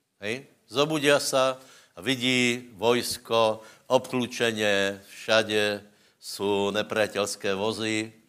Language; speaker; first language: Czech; non-native, local second language; Slovak